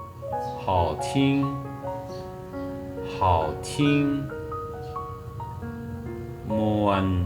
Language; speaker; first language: Chinese; non-native, fluent; Lao